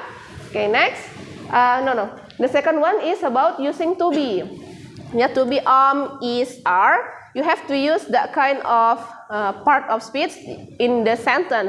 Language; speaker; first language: English; non-native, fluent; Indonesian